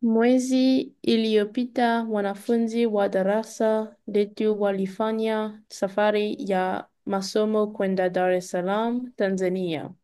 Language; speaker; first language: Swahili; non-native, learner; English